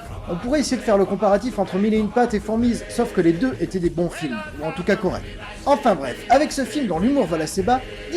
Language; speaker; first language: French; native; French